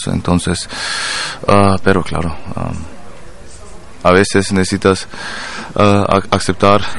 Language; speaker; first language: Spanish; non-native, learner; German